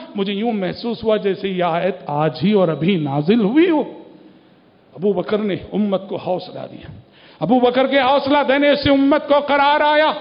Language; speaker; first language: Urdu; native; Urdu